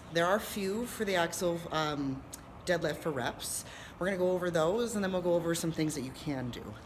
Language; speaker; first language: English; native; English